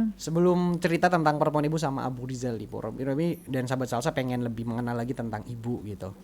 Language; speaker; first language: Indonesian; non-native, local second language; Madurese